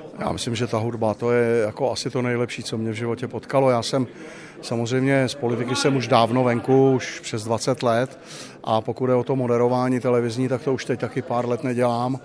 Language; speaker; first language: Czech; native; Czech